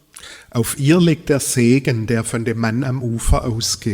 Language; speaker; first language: German; native; German